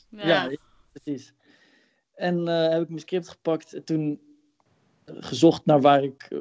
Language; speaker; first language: Dutch; early bilingual, other home language; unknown